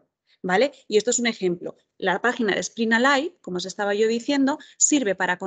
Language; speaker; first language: Spanish; native; Spanish